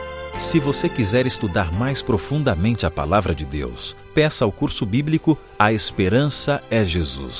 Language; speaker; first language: Portuguese; native; Portuguese